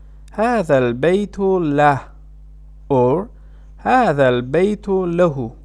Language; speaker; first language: Arabic; non-native, fluent; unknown